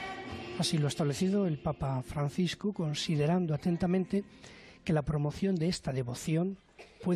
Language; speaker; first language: Spanish; native; Spanish